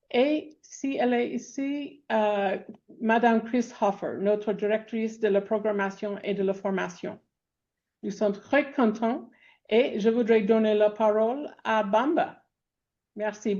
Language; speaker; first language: French; non-native, fluent; English